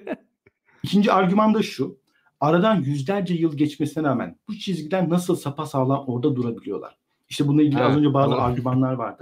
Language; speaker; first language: Turkish; native; Turkish